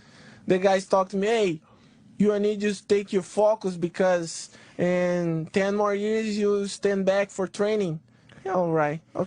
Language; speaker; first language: English; non-native, learner; Portuguese